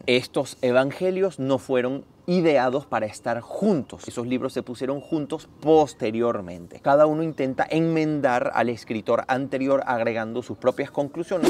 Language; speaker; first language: Spanish; native; Spanish